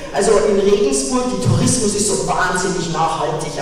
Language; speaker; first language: German; native; German